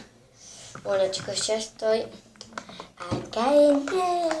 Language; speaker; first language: Spanish; native; Spanish